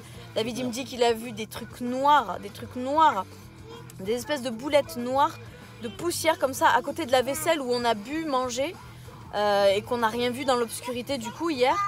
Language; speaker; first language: French; native; French